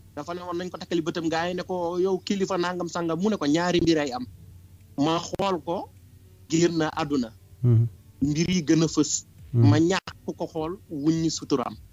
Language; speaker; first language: Wolof; non-native, local second language; Fula